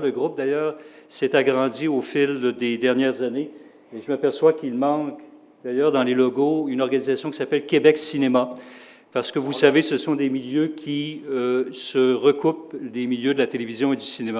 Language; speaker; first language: French; native; French